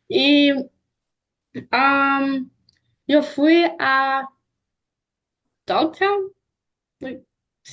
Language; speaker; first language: Spanish; non-native, learner; English